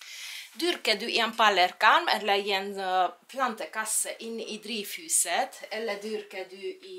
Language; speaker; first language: Norwegian; non-native, fluent; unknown